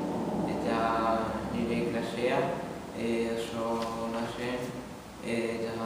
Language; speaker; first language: Basque; non-native, local second language; Spanish